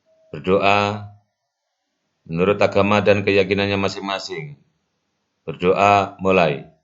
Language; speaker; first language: Indonesian; native; Indonesian